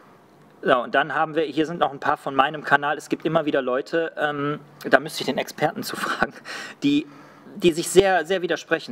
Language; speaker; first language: German; native; German